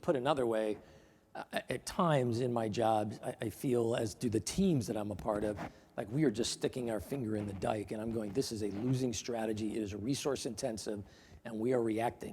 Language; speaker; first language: English; native; English